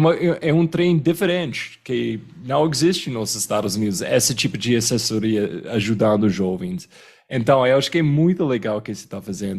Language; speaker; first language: Portuguese; non-native, fluent; English